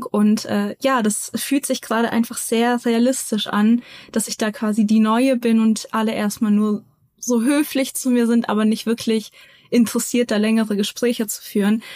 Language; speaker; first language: German; native; German